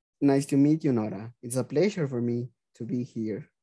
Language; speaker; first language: English; non-native, fluent; Spanish